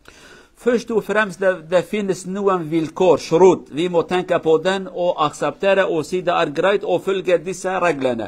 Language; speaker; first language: Swedish; non-native, learner; Kurdish